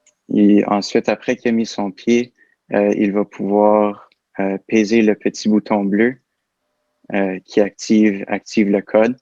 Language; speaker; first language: French; native; French